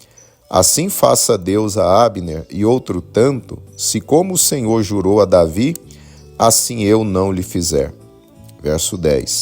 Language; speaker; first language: Portuguese; native; Portuguese